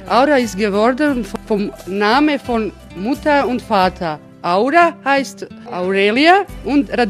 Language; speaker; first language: German; non-native, learner; Croatian